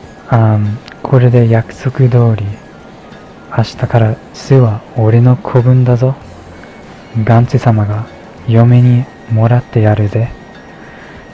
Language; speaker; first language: Japanese; non-native, fluent; English